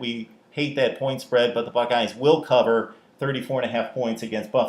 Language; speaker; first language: English; native; English